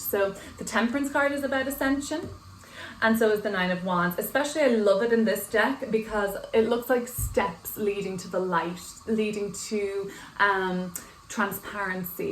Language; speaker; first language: English; native; English